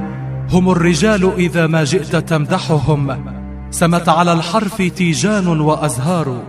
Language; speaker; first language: Arabic; native; Arabic